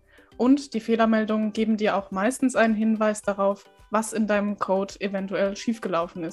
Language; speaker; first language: German; native; German